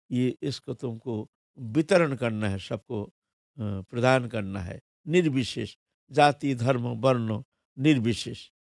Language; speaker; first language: Hindi; non-native, local second language; Bangla